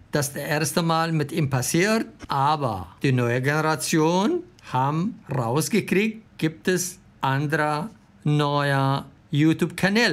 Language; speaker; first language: German; non-native, learner; Arabic